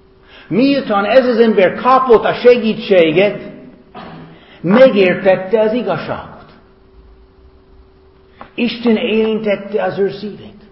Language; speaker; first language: Hungarian; non-native, fluent; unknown